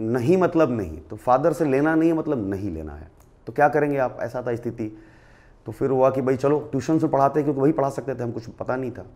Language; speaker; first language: Hindi; non-native, local second language; Bhojpuri